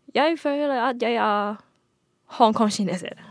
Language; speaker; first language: Norwegian; non-native, fluent; Cantonese